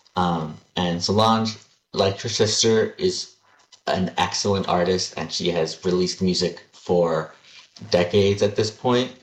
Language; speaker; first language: English; early bilingual, other home language; Spanish